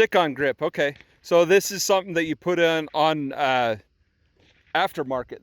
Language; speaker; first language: English; native; English